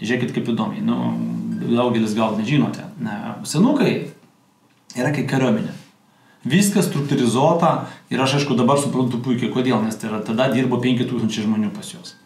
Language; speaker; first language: Lithuanian; non-native, local second language; Russian